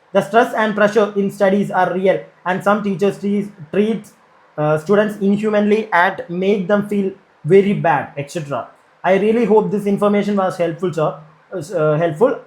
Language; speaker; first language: English; non-native, local second language; Malayalam